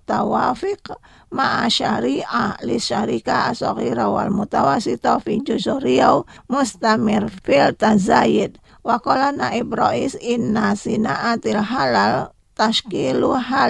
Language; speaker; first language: Arabic; non-native, fluent; Indonesian